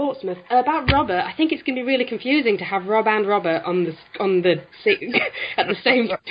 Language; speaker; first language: English; native; English